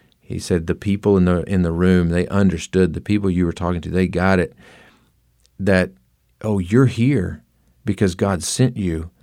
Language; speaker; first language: English; native; English